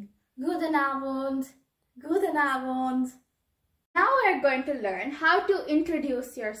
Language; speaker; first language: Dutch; early bilingual, other home language; Tamil